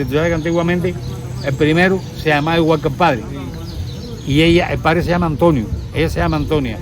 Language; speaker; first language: Spanish; native; Spanish